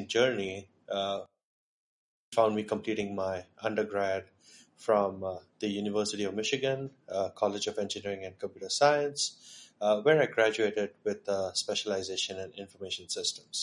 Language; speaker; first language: English; non-native, local second language; Marathi